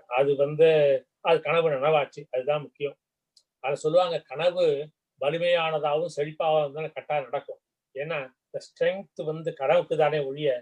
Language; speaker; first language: Tamil; native; Tamil